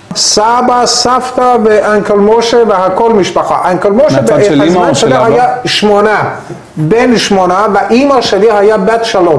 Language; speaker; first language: Hebrew; non-native, learner; Persian